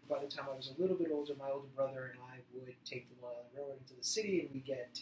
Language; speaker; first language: English; native; English